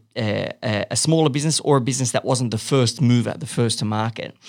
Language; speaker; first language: English; native; English